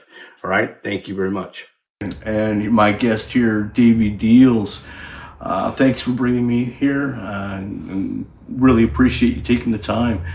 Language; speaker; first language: English; native; English